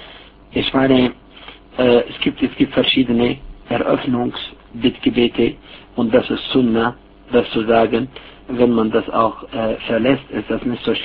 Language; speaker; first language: German; non-native, fluent; Arabic